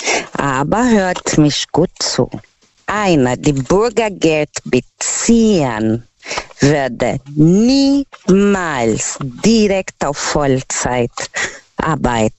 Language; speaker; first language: German; non-native, fluent; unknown